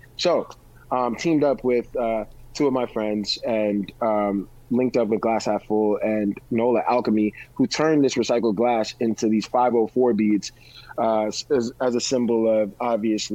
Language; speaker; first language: English; native; English